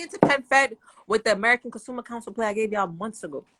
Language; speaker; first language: English; native; English